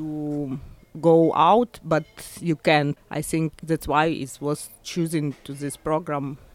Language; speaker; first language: English; non-native, learner; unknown